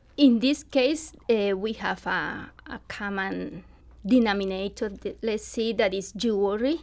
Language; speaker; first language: English; non-native, fluent; Spanish